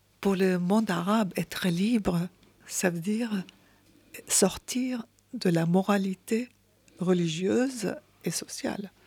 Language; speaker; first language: French; non-native, fluent; Arabic